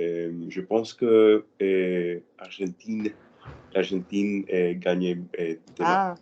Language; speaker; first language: French; non-native, learner; Spanish